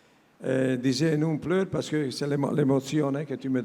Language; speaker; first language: French; non-native, learner; Italian